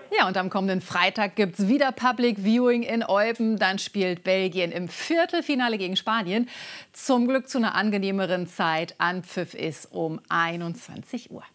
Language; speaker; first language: German; native; German